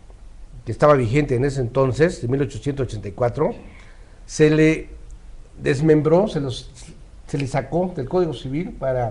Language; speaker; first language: Spanish; native; Spanish